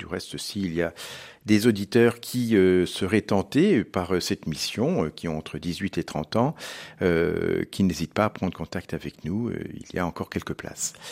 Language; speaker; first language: French; native; French